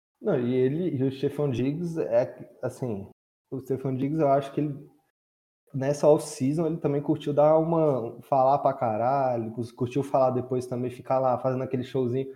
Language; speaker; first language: Portuguese; native; Portuguese